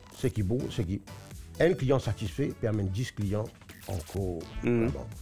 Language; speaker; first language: French; non-native, local second language; Morisyen